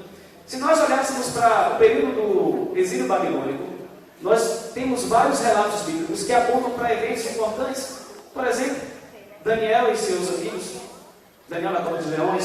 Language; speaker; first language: Portuguese; native; Portuguese